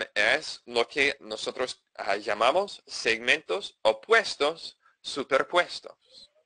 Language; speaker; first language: Spanish; non-native, fluent; English